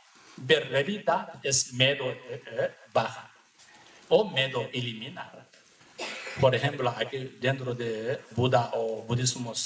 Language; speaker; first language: Spanish; non-native, learner; Tibetan